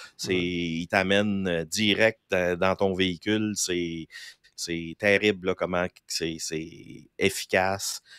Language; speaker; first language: French; native; French